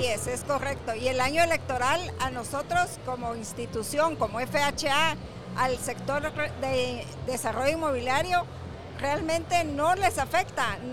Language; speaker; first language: Spanish; native; Spanish